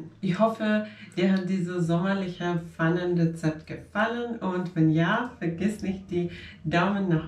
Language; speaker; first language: German; non-native, fluent; Finnish